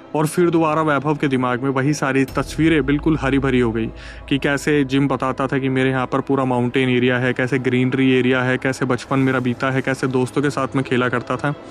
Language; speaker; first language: Hindi; native; Hindi